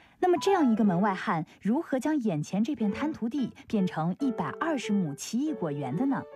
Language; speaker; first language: Chinese; native; Chinese